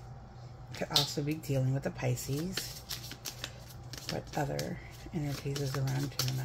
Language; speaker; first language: English; native; English